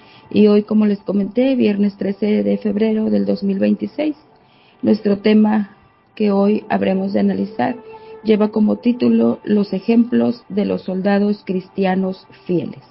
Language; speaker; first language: Spanish; native; Spanish